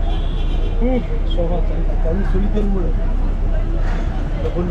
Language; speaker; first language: English; non-native, learner; Tamil